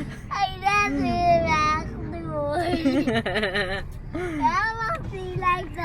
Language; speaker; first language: English; non-native, learner; Dutch